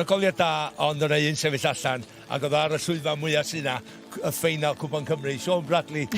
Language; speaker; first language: Welsh; native; Welsh